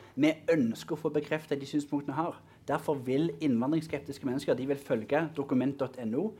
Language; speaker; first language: Norwegian; native; Norwegian